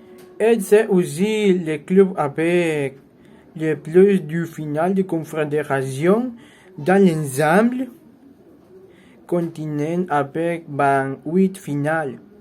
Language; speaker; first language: French; non-native, learner; Spanish